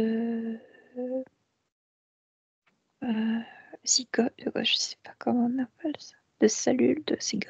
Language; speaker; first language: French; non-native, fluent; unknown